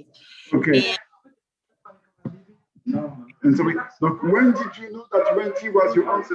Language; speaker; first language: English; non-native, learner; French